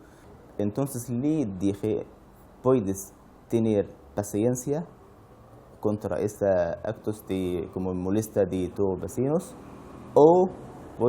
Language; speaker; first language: Spanish; non-native, learner; Arabic